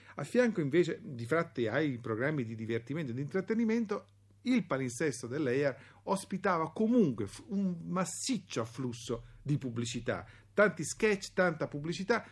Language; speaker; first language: Italian; native; Italian